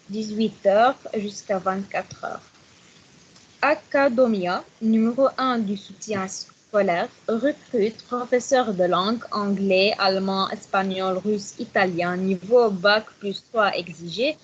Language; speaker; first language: French; non-native, learner; Arabic